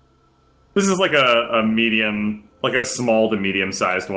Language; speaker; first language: English; native; English